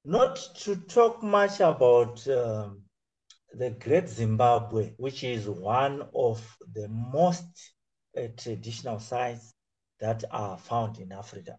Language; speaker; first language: English; non-native, local second language; Shona